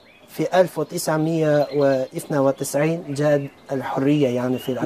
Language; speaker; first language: Arabic; non-native, learner; Albanian